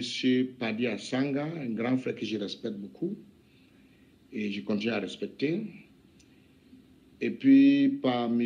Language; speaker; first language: French; non-native, local second language; English